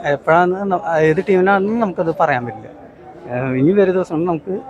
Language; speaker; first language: Malayalam; native; Malayalam